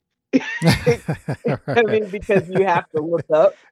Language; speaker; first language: English; native; English